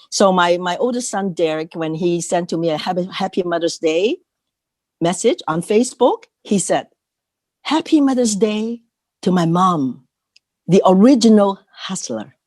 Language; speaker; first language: English; non-native, local second language; Cantonese